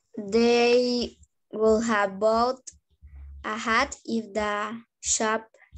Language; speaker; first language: English; non-native, learner; Spanish